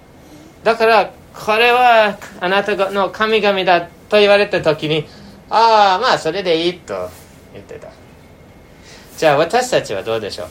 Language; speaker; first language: Japanese; non-native, fluent; English